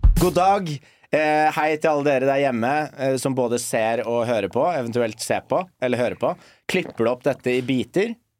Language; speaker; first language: Norwegian; early bilingual, other home language; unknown